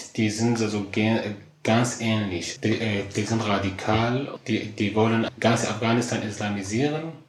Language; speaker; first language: German; non-native, fluent; Arabic